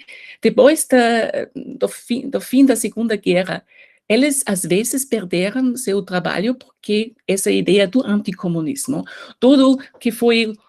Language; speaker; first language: Portuguese; non-native, fluent; German